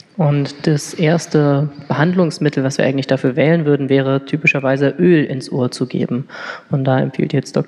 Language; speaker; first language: German; native; German